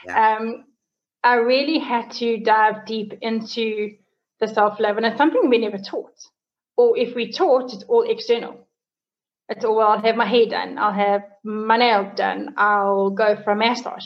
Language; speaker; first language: English; native; English